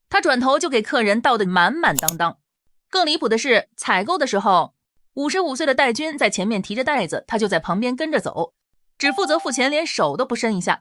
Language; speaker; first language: Chinese; native; Chinese